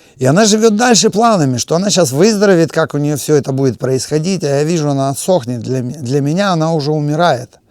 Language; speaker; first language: Russian; native; Russian